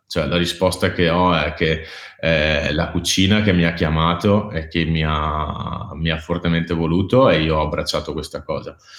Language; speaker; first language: Italian; native; Italian